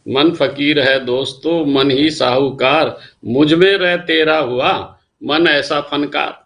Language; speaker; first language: Hindi; non-native, local second language; Punjabi